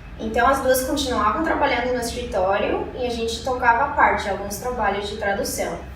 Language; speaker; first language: Portuguese; non-native, fluent; English